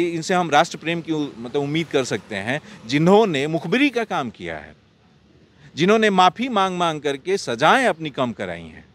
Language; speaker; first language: Hindi; native; Hindi